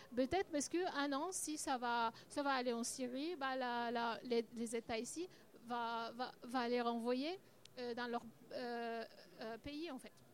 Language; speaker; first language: French; non-native, learner; Arabic